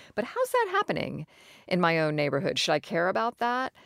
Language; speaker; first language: English; native; English